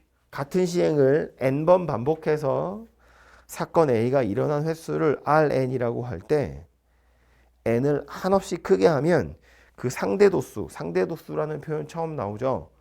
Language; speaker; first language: Korean; native; Korean